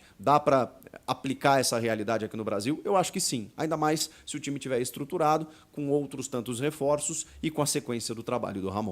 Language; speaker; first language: Portuguese; native; Portuguese